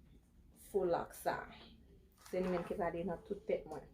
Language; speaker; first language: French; non-native, local second language; Haitian Creole